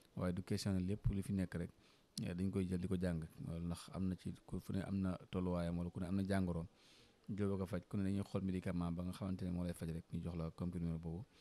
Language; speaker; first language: Wolof; native; Wolof